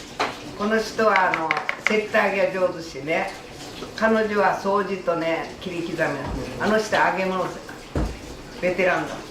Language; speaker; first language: Japanese; native; Japanese